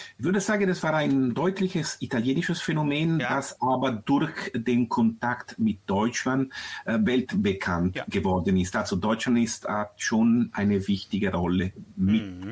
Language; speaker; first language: German; non-native, fluent; Italian